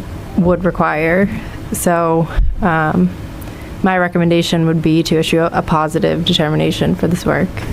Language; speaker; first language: English; native; English